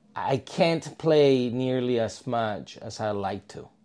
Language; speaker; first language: English; non-native, fluent; Spanish